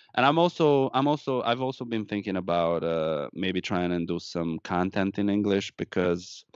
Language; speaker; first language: English; non-native, fluent; Romanian